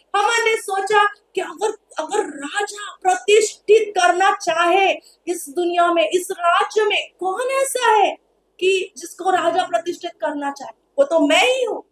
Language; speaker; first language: Hindi; non-native, local second language; Marathi